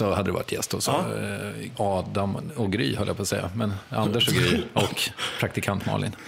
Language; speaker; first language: Swedish; native; Swedish